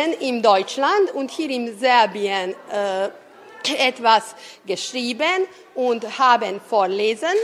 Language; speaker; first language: German; non-native, learner; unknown